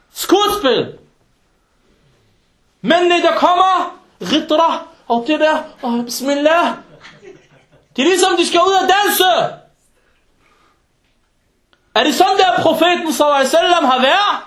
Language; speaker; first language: Danish; early bilingual, other home language; Arabic